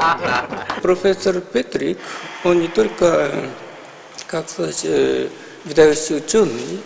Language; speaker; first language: Russian; non-native, fluent; Japanese